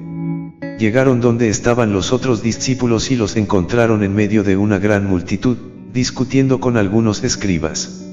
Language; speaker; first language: Spanish; native; Spanish